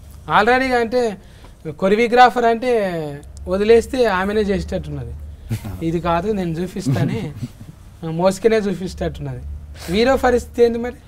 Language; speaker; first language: Telugu; native; Telugu